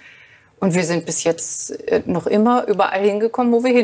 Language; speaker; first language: German; native; German